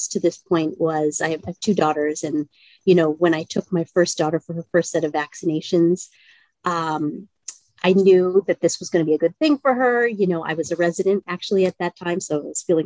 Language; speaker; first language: English; native; English